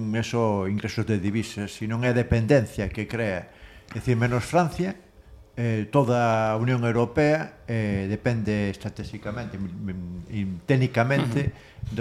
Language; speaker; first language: Galician; non-native, local second language; Spanish